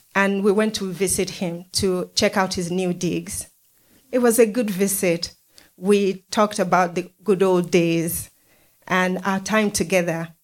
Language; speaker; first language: English; non-native, local second language; Yoruba